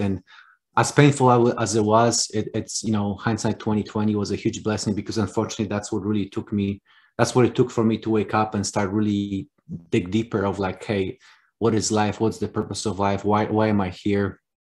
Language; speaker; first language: English; non-native, fluent; Polish